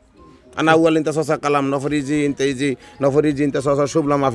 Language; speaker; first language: Arabic; non-native, learner; Bangla